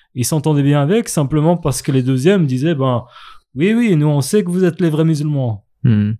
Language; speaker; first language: French; native; French